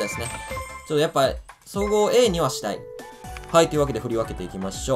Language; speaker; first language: Japanese; native; Japanese